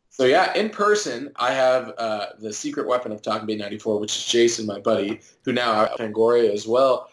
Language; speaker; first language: English; native; English